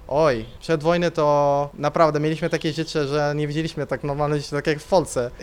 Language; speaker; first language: Polish; non-native, fluent; Arabic